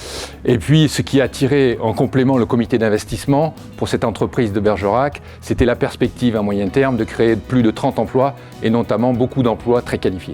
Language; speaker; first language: French; native; French